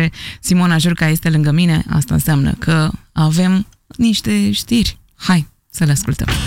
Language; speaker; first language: Romanian; native; Romanian